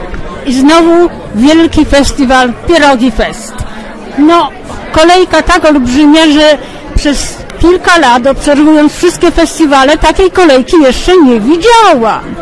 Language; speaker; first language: Polish; native; Polish